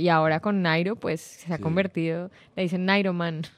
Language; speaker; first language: Spanish; native; Spanish